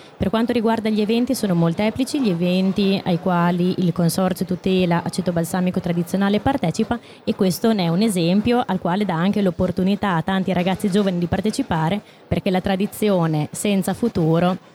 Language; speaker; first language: Italian; native; Italian